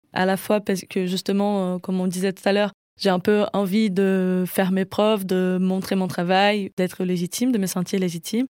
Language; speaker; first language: French; non-native, fluent; Portuguese